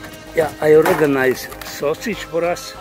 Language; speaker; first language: English; non-native, learner; Croatian